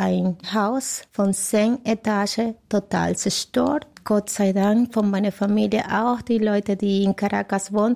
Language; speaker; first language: German; non-native, learner; Spanish